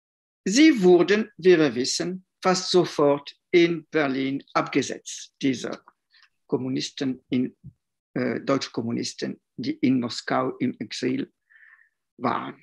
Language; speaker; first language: German; non-native, fluent; French